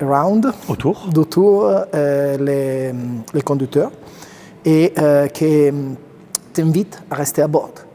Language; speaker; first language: French; non-native, learner; Italian